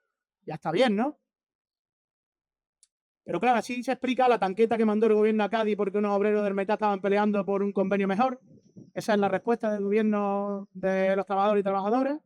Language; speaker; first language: Spanish; native; Spanish